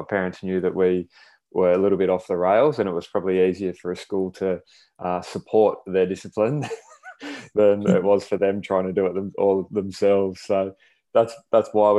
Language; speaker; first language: English; native; English